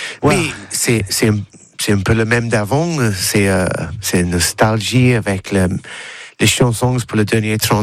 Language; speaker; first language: French; non-native, learner; English